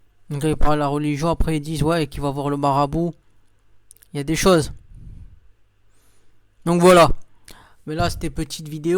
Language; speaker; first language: French; native; French